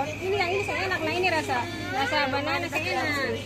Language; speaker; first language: Malay; native; Malay